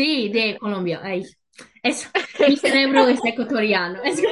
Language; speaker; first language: Spanish; non-native, learner; English